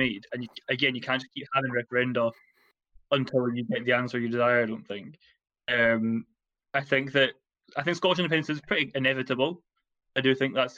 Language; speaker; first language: English; native; English